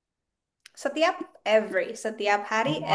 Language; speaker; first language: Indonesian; non-native, fluent; English